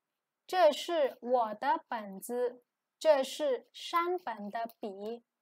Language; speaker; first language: Chinese; non-native, fluent; Indonesian